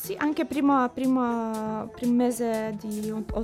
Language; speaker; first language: Italian; non-native, learner; Lithuanian